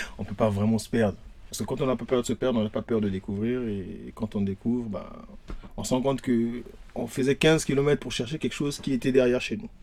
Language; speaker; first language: French; non-native, local second language; Lingala